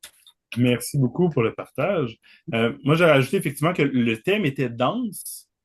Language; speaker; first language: French; native; French